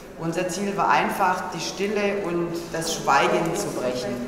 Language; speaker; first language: German; non-native, learner; Bosnian